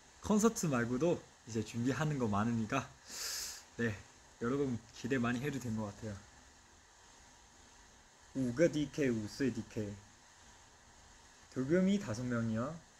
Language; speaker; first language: Korean; non-native, fluent; Chinese